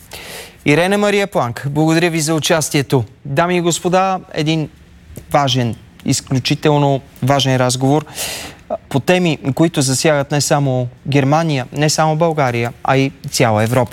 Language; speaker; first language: Bulgarian; native; Bulgarian